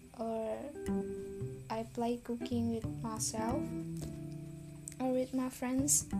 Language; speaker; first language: English; non-native, learner; Indonesian